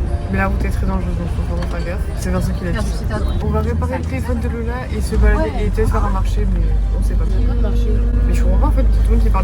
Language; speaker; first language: French; native; French